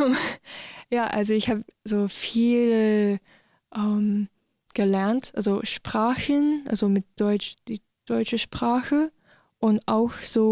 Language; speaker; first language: German; non-native, learner; English